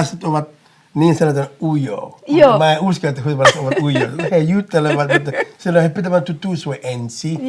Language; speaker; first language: Finnish; non-native, fluent; English